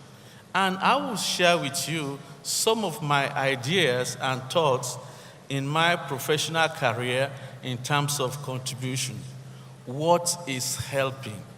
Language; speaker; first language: English; non-native, local second language; Yoruba